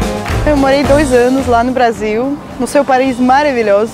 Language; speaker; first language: Portuguese; non-native, fluent; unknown